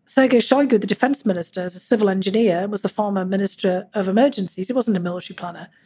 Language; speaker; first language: English; native; English